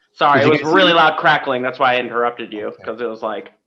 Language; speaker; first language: English; native; English